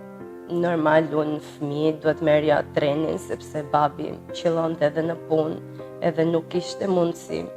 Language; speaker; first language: Albanian; early bilingual, heritage; Albanian